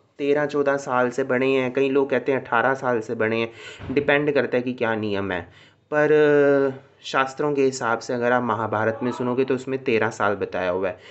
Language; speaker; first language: Hindi; non-native, local second language; Sindhi